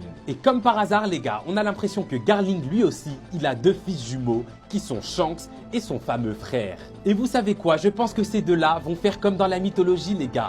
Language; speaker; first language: French; native; French